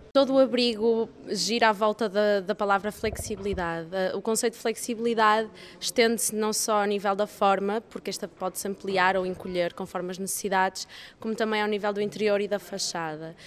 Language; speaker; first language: Portuguese; native; Portuguese